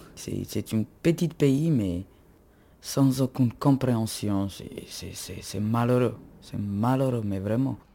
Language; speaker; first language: French; non-native, fluent; Slovak